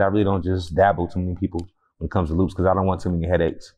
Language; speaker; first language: English; native; English